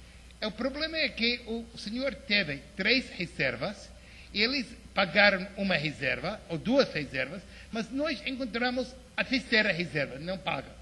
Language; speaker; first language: Portuguese; non-native, fluent; English